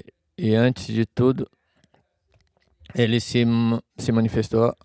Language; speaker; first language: Portuguese; non-native, fluent; English